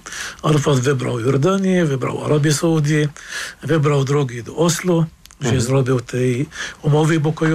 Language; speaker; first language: Polish; non-native, fluent; Arabic